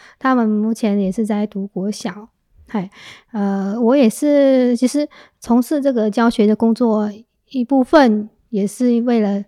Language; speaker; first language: Chinese; non-native, fluent; Vietnamese